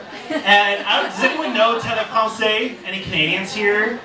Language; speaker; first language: English; native; English